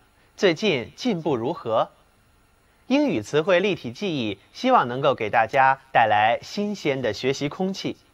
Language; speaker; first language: Chinese; native; Chinese